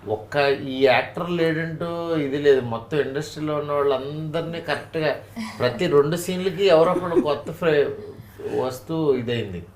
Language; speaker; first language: Telugu; native; Telugu